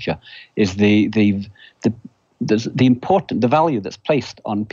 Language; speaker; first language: English; native; English